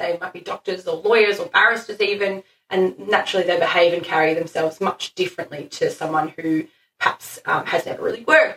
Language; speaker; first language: English; native; English